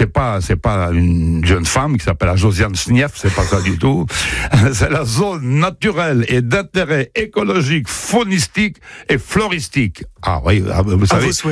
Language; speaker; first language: French; native; French